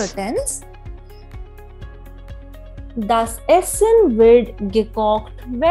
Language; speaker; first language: German; non-native, fluent; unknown